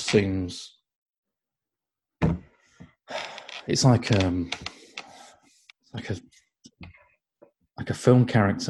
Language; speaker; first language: English; native; English